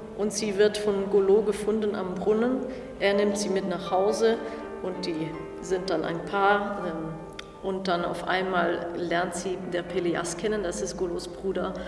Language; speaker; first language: German; non-native, fluent; Dutch